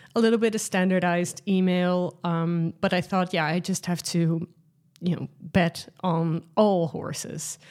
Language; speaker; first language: English; non-native, fluent; Dutch